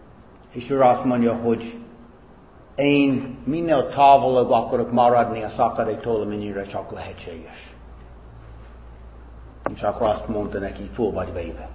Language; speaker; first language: Hungarian; non-native, fluent; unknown